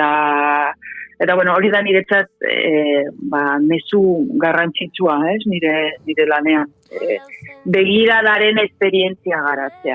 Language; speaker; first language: Basque; non-native, local second language; Spanish